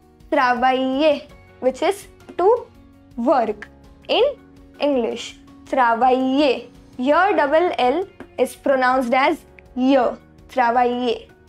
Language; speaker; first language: English; non-native, local second language; Hindi